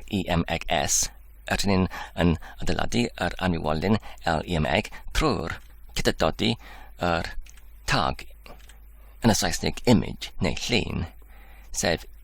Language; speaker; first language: Welsh; non-native, learner; English